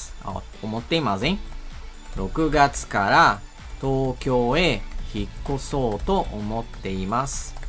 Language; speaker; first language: Japanese; non-native, fluent; Portuguese